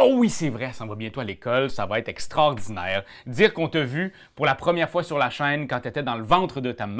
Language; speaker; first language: French; native; French